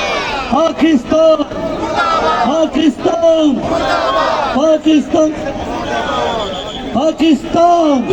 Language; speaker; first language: Hindi; non-native, local second language; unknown